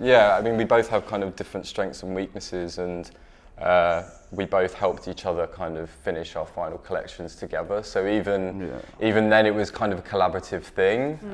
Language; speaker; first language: English; native; English